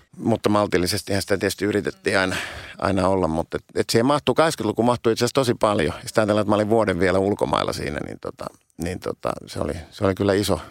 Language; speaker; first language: Finnish; native; Finnish